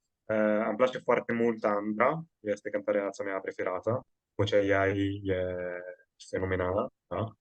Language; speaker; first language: Romanian; non-native, fluent; Italian